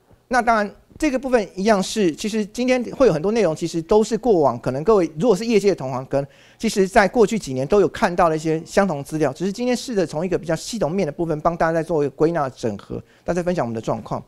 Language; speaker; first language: Chinese; native; Chinese